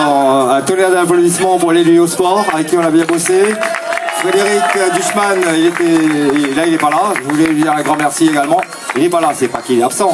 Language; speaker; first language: French; native; French